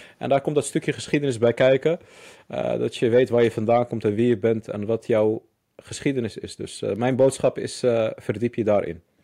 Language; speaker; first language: Dutch; early bilingual, other home language; Arabic